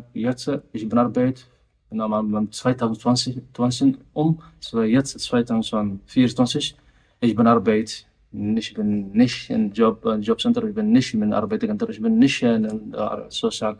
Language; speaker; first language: German; non-native, learner; Somali